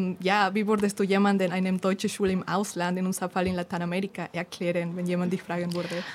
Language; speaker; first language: German; non-native, fluent; Spanish